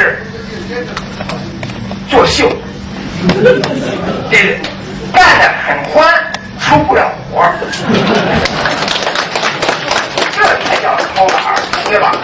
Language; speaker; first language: Chinese; early bilingual, other home language; English